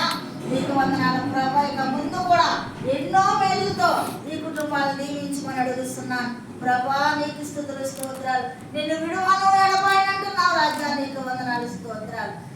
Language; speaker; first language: Telugu; native; Telugu